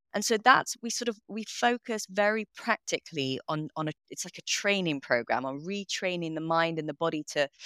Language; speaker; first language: English; native; English